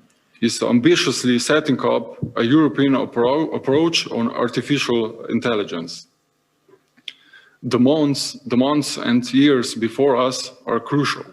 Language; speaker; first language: English; non-native, fluent; Slovenian